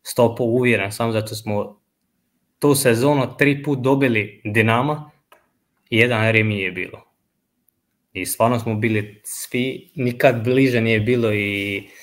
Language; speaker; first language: Croatian; non-native, fluent; Albanian